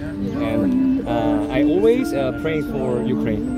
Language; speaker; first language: English; non-native, learner; Korean